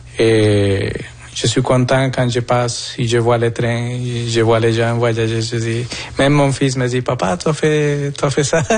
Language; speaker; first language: French; non-native, fluent; Spanish